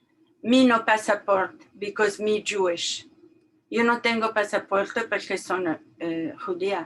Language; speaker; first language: Spanish; non-native, learner; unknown